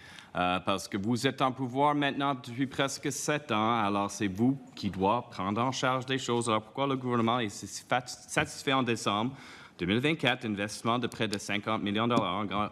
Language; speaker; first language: French; non-native, local second language; English